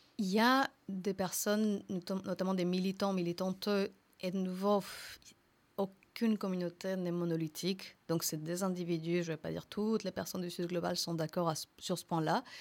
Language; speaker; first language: French; non-native, fluent; Spanish